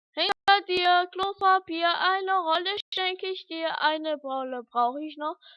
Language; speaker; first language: German; early bilingual, other home language; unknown